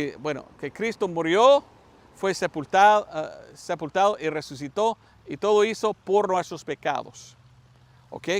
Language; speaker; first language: Spanish; non-native, fluent; English